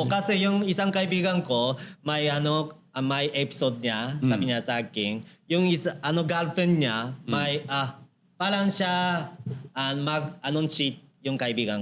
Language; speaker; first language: Filipino; non-native, learner; Japanese